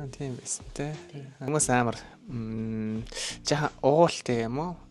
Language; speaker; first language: Mongolian; non-native, learner; Japanese